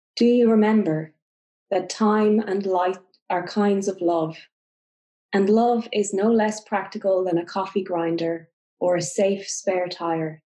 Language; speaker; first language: English; native; English